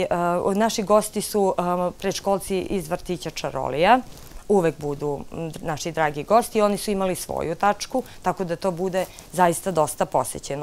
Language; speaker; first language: Serbian; native; Serbian